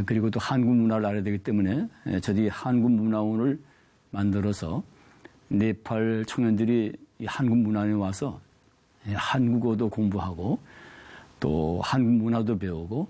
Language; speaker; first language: Korean; native; Korean